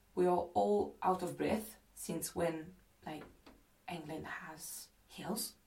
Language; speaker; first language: English; non-native, fluent; French